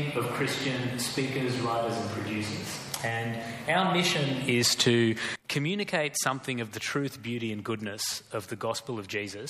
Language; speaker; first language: English; native; English